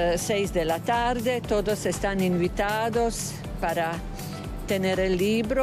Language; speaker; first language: Spanish; non-native, fluent; Croatian